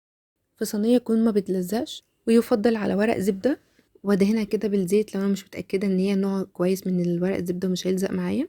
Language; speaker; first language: Arabic; native; Arabic